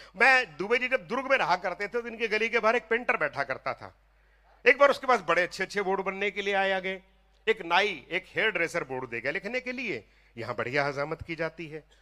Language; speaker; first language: Hindi; non-native, local second language; Punjabi